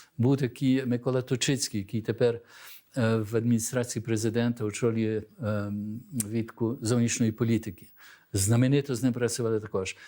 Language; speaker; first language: Ukrainian; early bilingual, heritage; Ukrainian